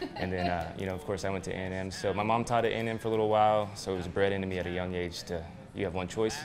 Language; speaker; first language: English; native; English